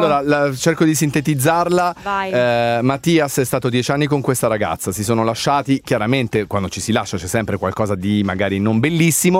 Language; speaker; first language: Italian; native; Italian